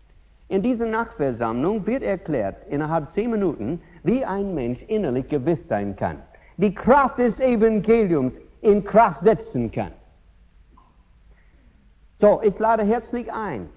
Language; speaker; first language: German; non-native, fluent; English